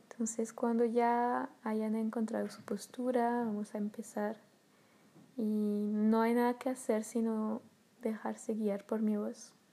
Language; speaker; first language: Spanish; non-native, fluent; French